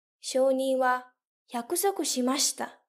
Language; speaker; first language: Japanese; non-native, fluent; English